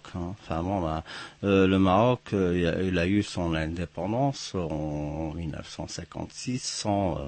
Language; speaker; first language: French; non-native, local second language; Arabic